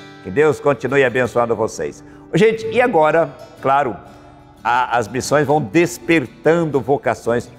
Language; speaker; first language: Portuguese; native; Portuguese